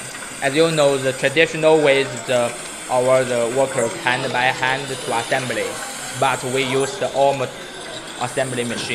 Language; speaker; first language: English; non-native, learner; Chinese